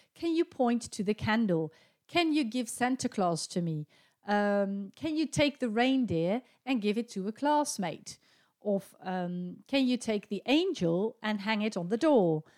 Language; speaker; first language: English; non-native, fluent; Dutch